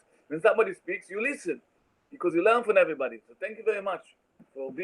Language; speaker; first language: English; non-native, learner; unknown